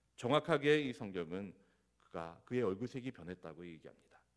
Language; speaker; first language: Korean; native; Korean